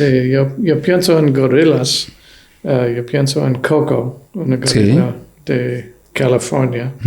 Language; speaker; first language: Spanish; non-native, fluent; English